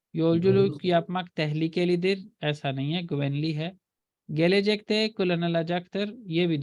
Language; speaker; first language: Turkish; non-native, fluent; Urdu